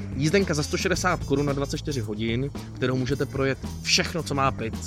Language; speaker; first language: Czech; native; Czech